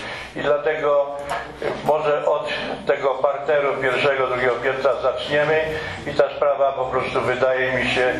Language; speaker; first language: Polish; native; Polish